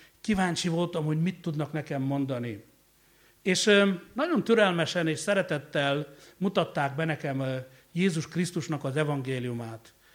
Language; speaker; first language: Hungarian; native; Hungarian